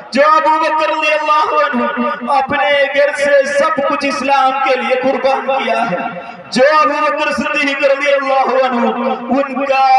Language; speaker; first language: Urdu; non-native, fluent; Bangla